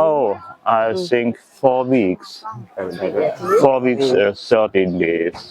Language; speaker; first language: English; non-native, learner; German